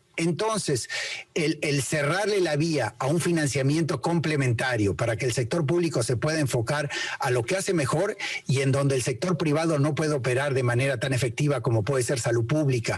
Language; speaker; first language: Spanish; native; Spanish